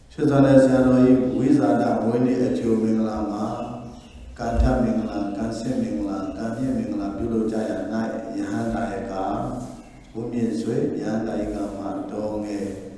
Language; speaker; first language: Burmese; native; Burmese